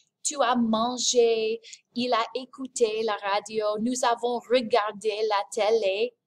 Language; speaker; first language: French; non-native, fluent; English